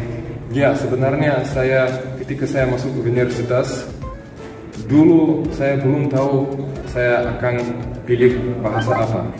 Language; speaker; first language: Indonesian; non-native, fluent; Russian